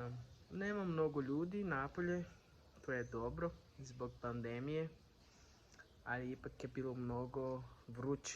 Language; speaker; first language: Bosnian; non-native, learner; Portuguese